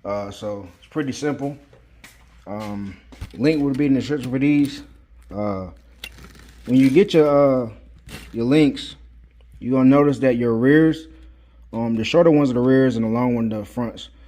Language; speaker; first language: English; native; English